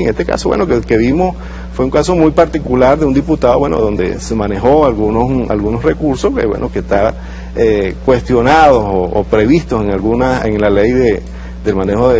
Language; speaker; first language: Spanish; native; Spanish